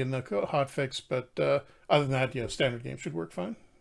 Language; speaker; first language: English; native; English